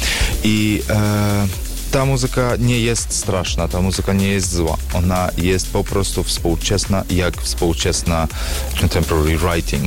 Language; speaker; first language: Polish; non-native, learner; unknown